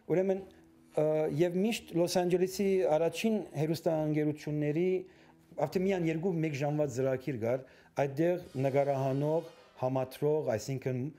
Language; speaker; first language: Armenian; early bilingual, heritage; Armenian